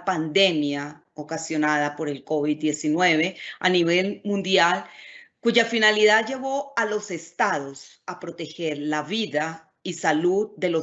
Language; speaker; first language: Spanish; native; Spanish